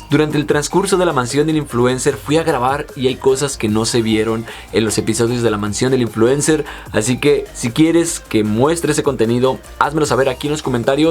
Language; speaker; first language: Spanish; native; Spanish